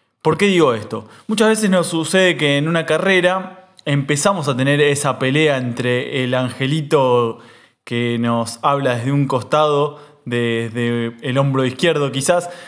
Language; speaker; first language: Spanish; native; Spanish